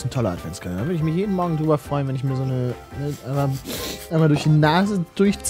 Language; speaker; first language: German; native; German